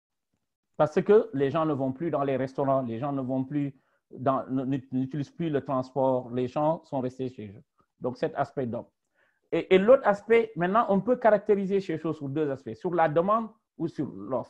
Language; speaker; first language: French; non-native, local second language; Wolof